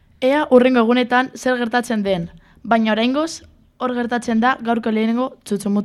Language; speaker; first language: Basque; non-native, local second language; Spanish